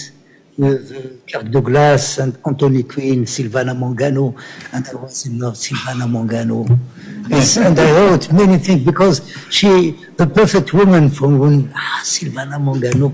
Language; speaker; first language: English; non-native, learner; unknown